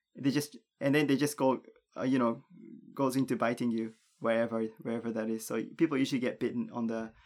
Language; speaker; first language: English; non-native, fluent; Japanese